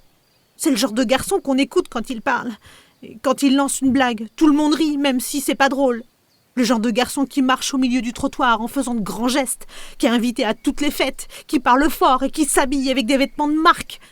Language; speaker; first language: French; native; French